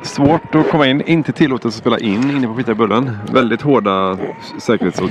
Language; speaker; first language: Swedish; native; Swedish